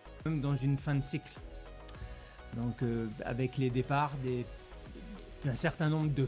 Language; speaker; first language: French; native; French